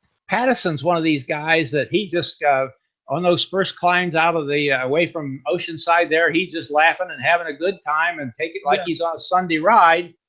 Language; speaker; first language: English; native; English